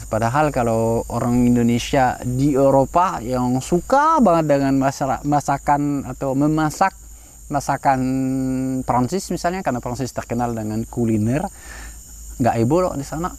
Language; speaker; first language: Indonesian; non-native, fluent; French